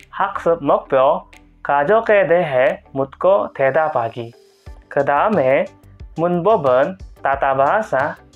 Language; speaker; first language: Korean; non-native, fluent; Indonesian